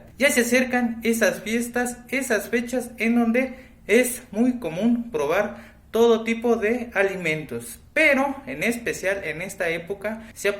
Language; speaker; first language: Spanish; native; Spanish